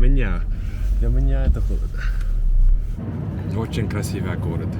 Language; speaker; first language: Russian; non-native, learner; English